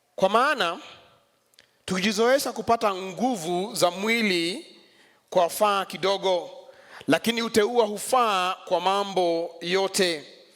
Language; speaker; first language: Swahili; non-native, local second language; Kikuyu